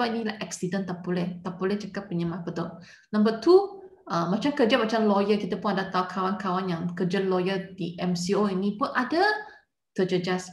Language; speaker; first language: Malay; non-native, local second language; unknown